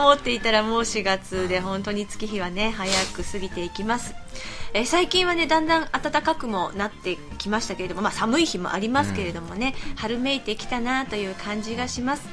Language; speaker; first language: Japanese; native; Japanese